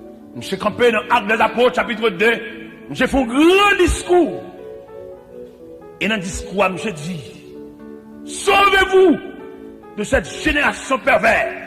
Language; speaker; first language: French; non-native, local second language; Haitian Creole